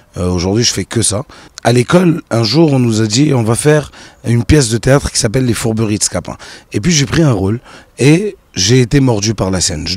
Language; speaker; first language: French; non-native, local second language; Arabic